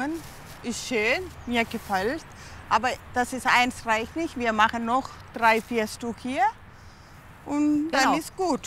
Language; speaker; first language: German; non-native, learner; Tamil